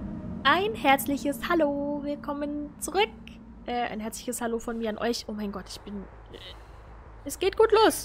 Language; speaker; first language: German; native; German